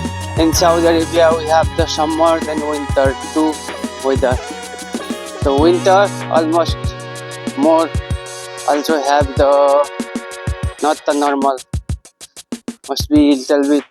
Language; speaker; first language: English; non-native, learner; Nepali